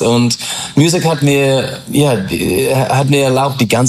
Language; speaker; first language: German; non-native, fluent; English